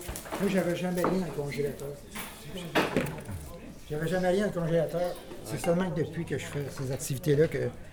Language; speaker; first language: French; native; French